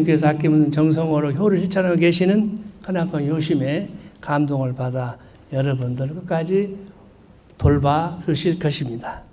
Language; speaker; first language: Korean; native; Korean